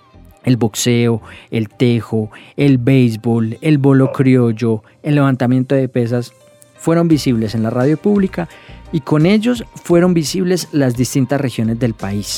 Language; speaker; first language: Spanish; native; Spanish